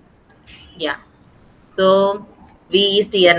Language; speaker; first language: German; non-native, fluent; Tamil